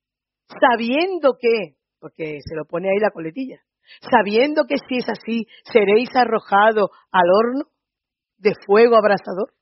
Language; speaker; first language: Spanish; native; Spanish